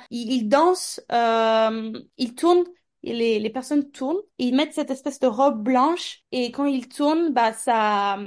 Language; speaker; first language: French; non-native, fluent; Turkish